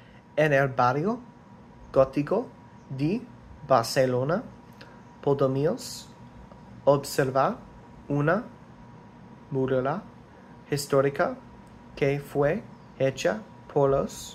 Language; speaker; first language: Spanish; non-native, learner; English